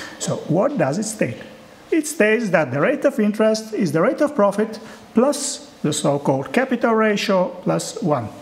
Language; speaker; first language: English; non-native, fluent; Bulgarian